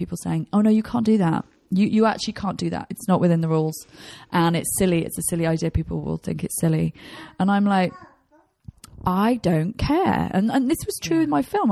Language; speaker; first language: English; native; English